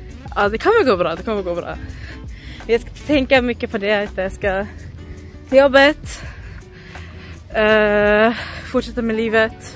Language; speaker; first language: Swedish; early bilingual, other home language; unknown